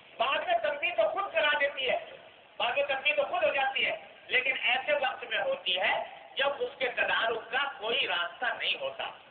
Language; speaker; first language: Urdu; non-native, local second language; Pashto